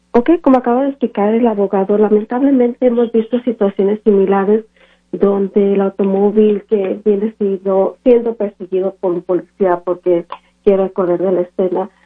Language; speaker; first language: Spanish; early bilingual, other home language; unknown